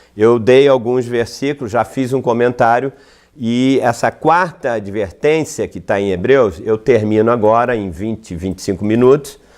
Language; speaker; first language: Portuguese; native; Portuguese